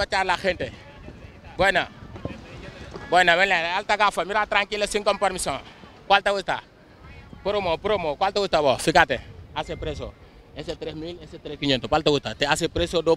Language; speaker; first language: Spanish; non-native, learner; Wolof